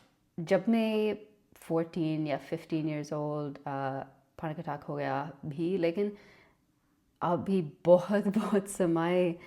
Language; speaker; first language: Hindi; non-native, learner; English